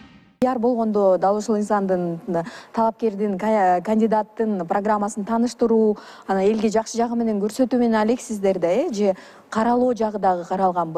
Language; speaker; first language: Kyrgyz; native; Kyrgyz